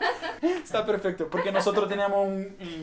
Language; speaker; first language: Spanish; non-native, learner; Portuguese